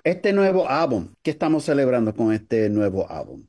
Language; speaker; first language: Spanish; early bilingual, other home language; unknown